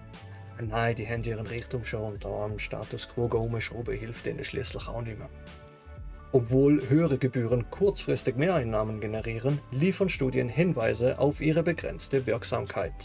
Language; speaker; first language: German; native; German